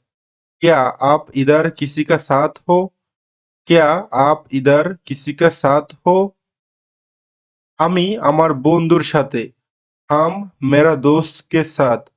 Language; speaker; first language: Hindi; non-native, local second language; Bangla